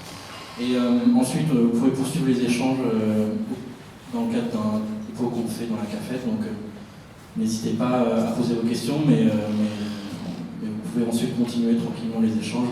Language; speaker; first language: French; native; French